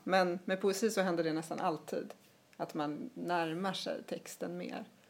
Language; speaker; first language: Swedish; native; Swedish